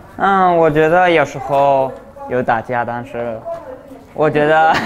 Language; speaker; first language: Chinese; early bilingual, other home language; Spanish